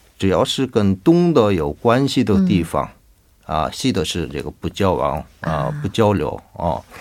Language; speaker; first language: Chinese; non-native, fluent; Korean